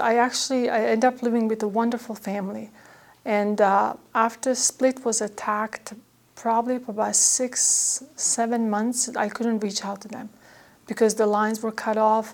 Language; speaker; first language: English; non-native, fluent; Croatian